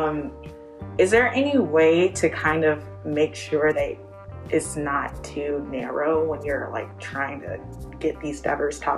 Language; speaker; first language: English; native; English